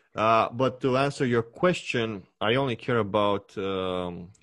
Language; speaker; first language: English; non-native, fluent; Romanian